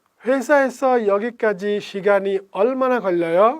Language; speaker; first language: Korean; non-native, fluent; Bangla